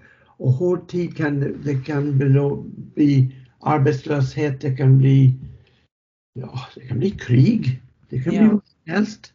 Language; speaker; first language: Swedish; non-native, fluent; English